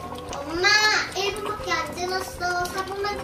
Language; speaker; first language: Korean; native; Korean